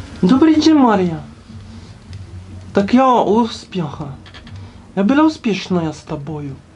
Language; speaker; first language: Russian; non-native, learner; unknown